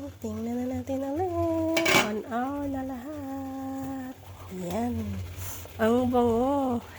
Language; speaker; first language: Filipino; non-native, local second language; Cebuano